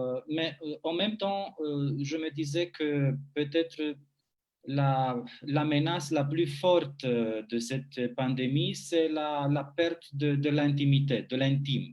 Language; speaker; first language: French; non-native, fluent; Romanian